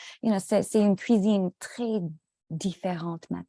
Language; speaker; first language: French; non-native, fluent; English